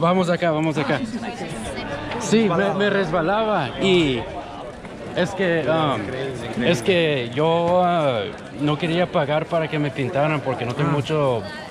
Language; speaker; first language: Spanish; early bilingual, heritage; Spanish